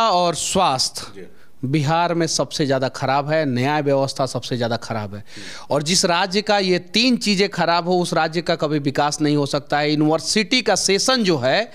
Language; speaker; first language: Hindi; native; Hindi